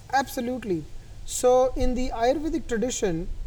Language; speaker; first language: English; non-native, local second language; Hindi